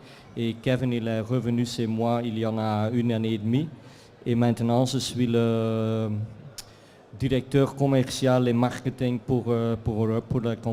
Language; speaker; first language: French; non-native, fluent; Dutch